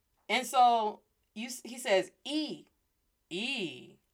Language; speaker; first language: English; native; English